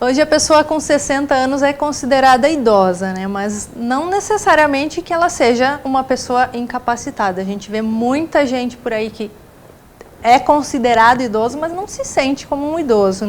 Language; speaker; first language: Portuguese; native; Portuguese